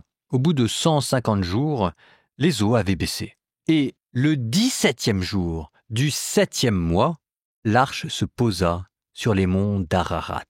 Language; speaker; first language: French; native; French